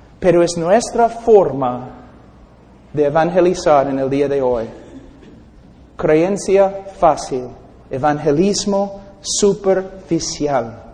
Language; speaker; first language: Spanish; non-native, fluent; English